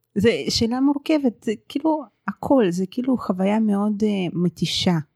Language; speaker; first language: Hebrew; early bilingual, other home language; Russian